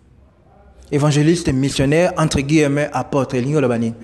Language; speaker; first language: French; non-native, local second language; Lingala